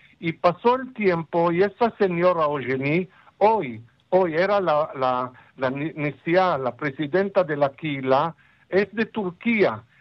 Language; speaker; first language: Spanish; non-native, fluent; Ladino